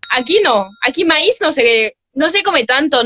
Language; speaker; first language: Spanish; non-native, fluent; French